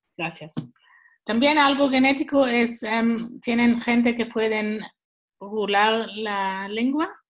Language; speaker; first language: Spanish; non-native, learner; Swiss German